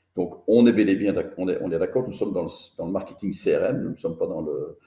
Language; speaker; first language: French; native; French